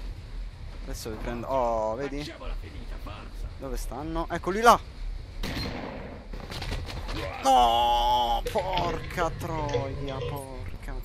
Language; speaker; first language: Italian; native; Italian